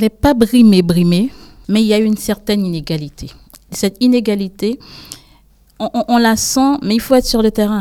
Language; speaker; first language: French; non-native, local second language; Haitian Creole